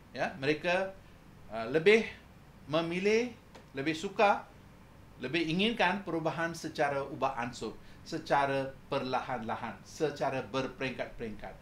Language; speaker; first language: Malay; non-native, local second language; Tamil